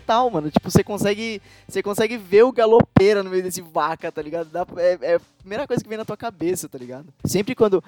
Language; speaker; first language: Portuguese; native; Portuguese